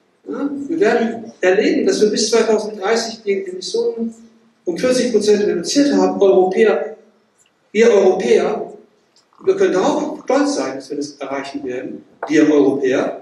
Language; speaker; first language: German; native; German